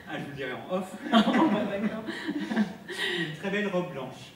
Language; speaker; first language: French; native; French